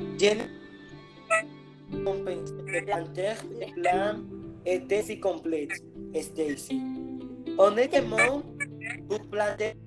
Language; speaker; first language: French; non-native, learner; Spanish